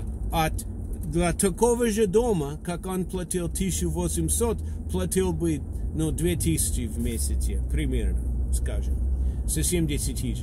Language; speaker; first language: Russian; non-native, learner; English